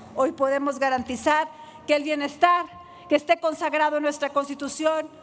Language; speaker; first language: Spanish; native; Spanish